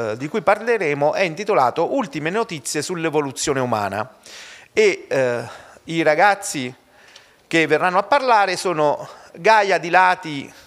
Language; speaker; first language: Italian; native; Italian